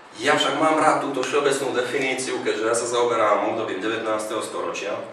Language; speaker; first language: Slovak; non-native, local second language; Hungarian